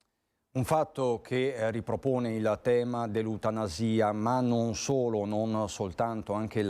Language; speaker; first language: Italian; native; Italian